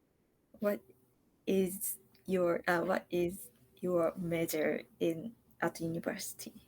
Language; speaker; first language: English; non-native, learner; Japanese